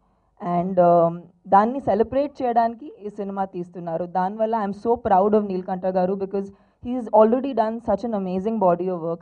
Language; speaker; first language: Telugu; non-native, fluent; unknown